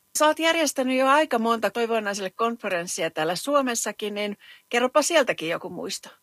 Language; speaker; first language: Finnish; native; Finnish